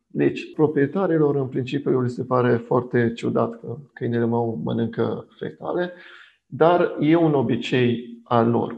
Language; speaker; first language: Romanian; non-native, local second language; Hungarian